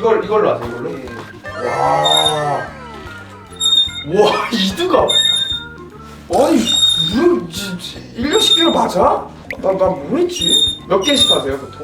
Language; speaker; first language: Korean; native; Korean